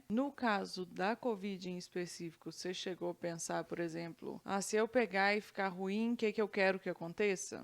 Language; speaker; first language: Portuguese; native; Portuguese